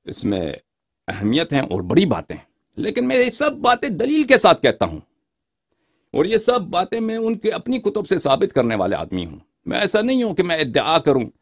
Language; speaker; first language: Urdu; non-native, fluent; Persian